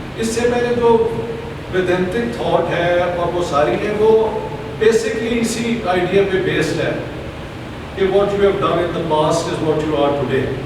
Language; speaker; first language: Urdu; non-native, local second language; Punjabi